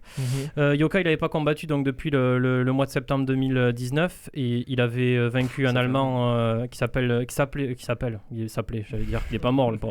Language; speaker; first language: French; native; French